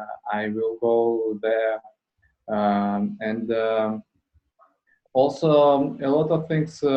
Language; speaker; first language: English; non-native, learner; Russian